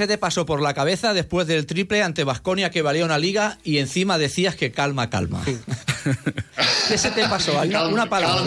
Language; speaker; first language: Spanish; native; Spanish